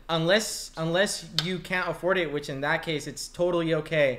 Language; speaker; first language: English; early bilingual, other home language; Spanish